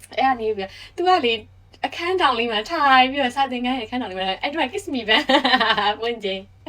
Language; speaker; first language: Burmese; native; Burmese